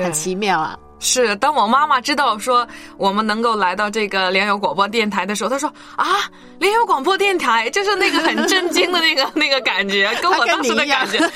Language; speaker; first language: Chinese; native; Chinese